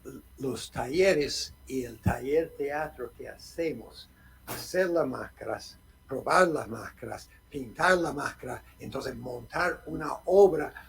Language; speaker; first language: Spanish; non-native, fluent; English